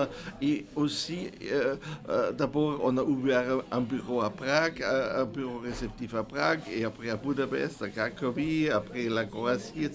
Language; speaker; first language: French; non-native, fluent; German